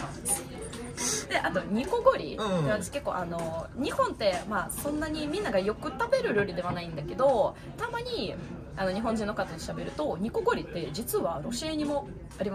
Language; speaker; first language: Japanese; non-native, fluent; Russian